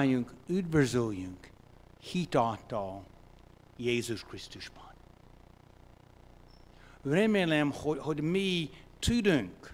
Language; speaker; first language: Hungarian; non-native, fluent; English